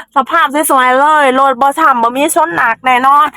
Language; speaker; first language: Thai; native; Thai